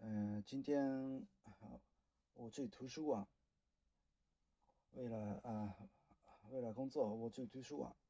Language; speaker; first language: Chinese; non-native, learner; Japanese